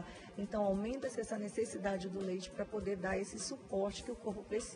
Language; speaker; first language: Portuguese; native; Portuguese